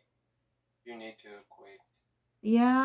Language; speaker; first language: English; non-native, learner; Korean